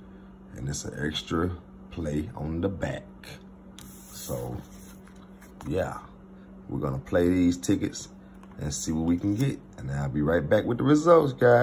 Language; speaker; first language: English; native; English